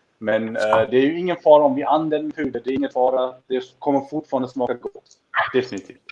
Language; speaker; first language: Swedish; non-native, fluent; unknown